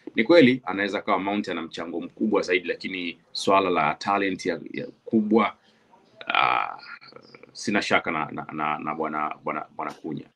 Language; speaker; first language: Swahili; native; Swahili